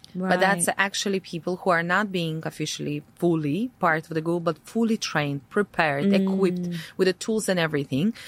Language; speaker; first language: English; non-native, fluent; Latvian